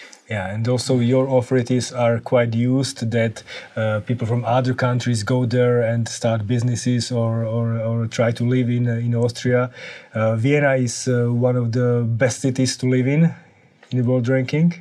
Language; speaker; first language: English; non-native, fluent; Slovak